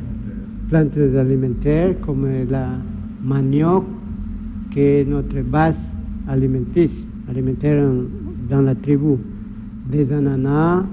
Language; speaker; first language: French; non-native, learner; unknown